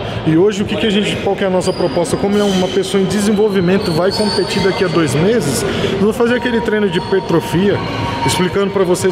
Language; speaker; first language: Portuguese; native; Portuguese